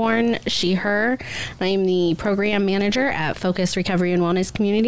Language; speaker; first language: English; native; English